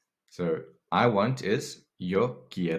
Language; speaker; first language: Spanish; non-native, fluent; English